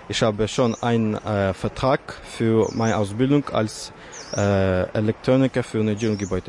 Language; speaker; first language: German; early bilingual, other home language; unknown